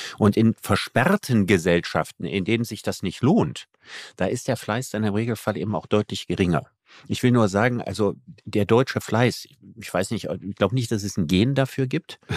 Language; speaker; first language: German; native; German